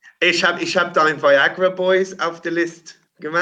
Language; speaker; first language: German; non-native, learner; English